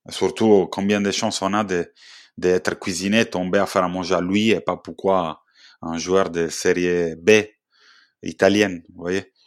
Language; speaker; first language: French; non-native, fluent; Italian